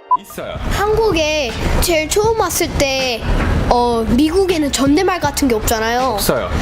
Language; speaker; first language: Korean; early bilingual, other home language; English